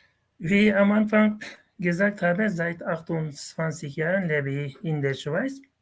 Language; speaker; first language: German; non-native, fluent; Kurdish